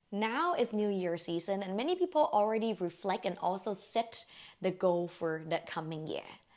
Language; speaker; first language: English; non-native, fluent; Thai